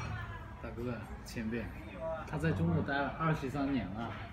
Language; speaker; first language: Chinese; non-native, fluent; Japanese